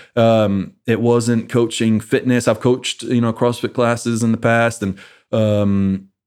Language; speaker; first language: English; native; English